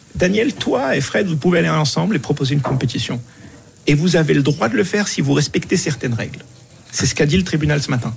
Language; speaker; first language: French; non-native, local second language; Arabic